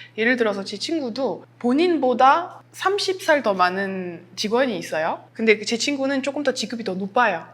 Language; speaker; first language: Korean; non-native, fluent; French